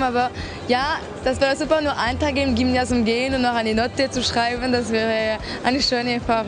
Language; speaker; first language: German; non-native, local second language; French